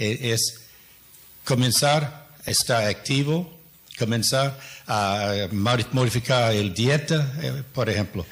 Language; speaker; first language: Spanish; non-native, fluent; English